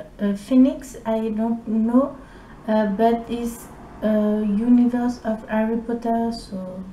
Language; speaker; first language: English; non-native, learner; French